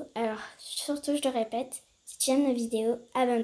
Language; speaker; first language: French; native; French